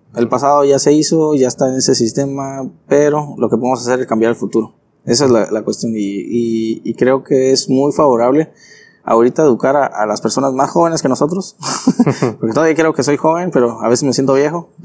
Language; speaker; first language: Spanish; native; Spanish